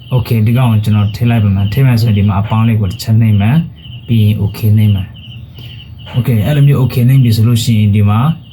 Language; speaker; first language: Burmese; non-native, local second language; Shan